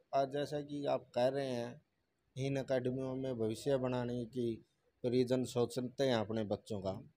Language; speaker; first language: Hindi; native; Hindi